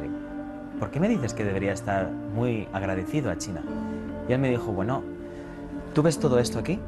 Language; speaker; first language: Spanish; native; Spanish